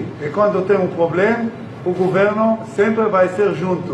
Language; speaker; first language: Portuguese; non-native, learner; Hebrew